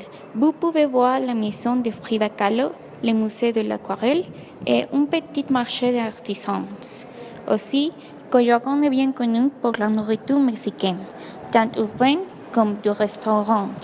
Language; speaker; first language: French; non-native, learner; Spanish